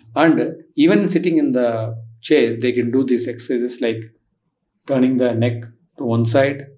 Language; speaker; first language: English; non-native, local second language; Telugu